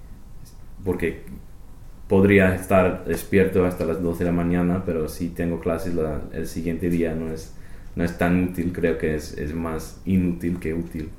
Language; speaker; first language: Spanish; non-native, fluent; English